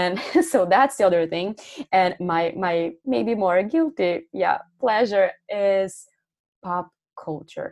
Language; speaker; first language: English; non-native, fluent; Portuguese